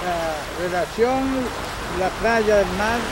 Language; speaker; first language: Spanish; non-native, local second language; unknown